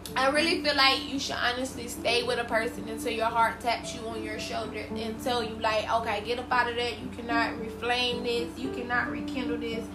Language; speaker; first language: English; native; English